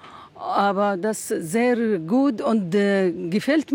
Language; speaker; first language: German; non-native, learner; Arabic